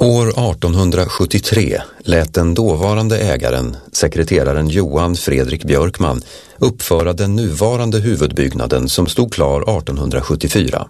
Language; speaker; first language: Swedish; native; Swedish